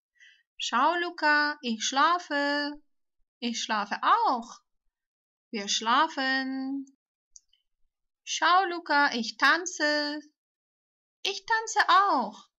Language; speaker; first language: German; non-native, fluent; Turkish